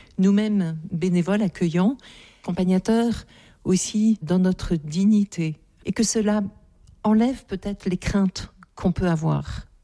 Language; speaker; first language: French; native; French